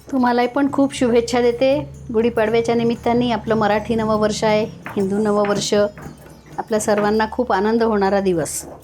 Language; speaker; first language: Marathi; native; Marathi